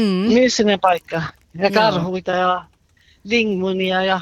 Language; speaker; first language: Finnish; non-native, local second language; Swedish